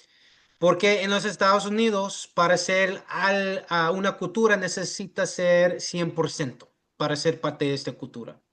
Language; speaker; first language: Spanish; early bilingual, heritage; English